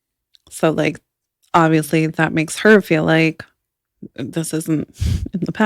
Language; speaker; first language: English; native; English